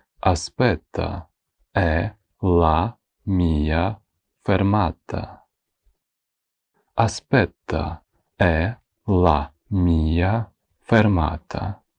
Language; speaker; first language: Italian; non-native, fluent; Ukrainian